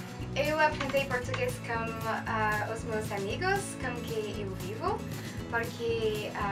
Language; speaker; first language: Portuguese; non-native, learner; French